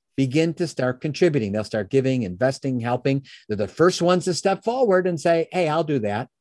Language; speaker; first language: English; native; English